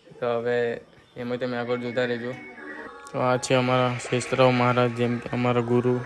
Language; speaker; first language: Gujarati; non-native, local second language; Kukna